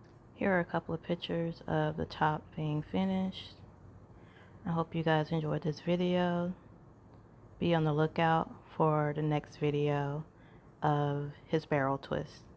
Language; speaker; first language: English; native; English